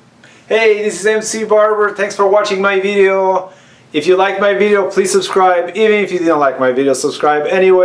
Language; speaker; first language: English; non-native, fluent; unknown